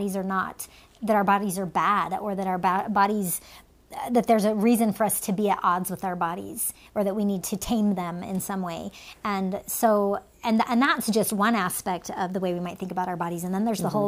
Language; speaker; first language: English; native; English